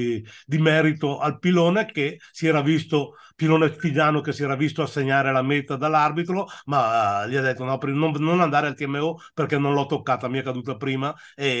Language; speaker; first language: Italian; native; Italian